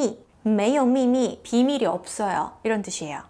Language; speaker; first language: Korean; native; Korean